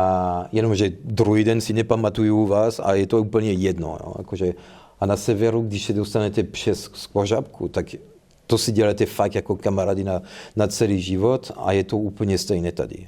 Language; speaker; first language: Czech; non-native, fluent; French